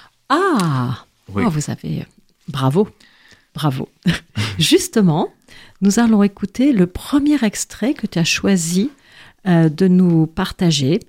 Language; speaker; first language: French; native; French